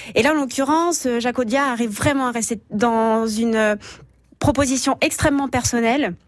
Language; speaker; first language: French; native; French